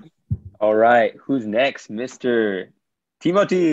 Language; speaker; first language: English; native; English